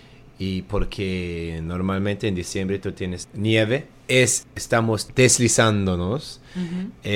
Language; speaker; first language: Spanish; non-native, learner; German